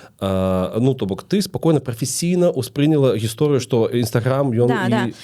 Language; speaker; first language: Belarusian; non-native, local second language; Russian